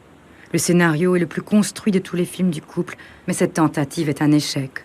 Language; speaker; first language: French; native; French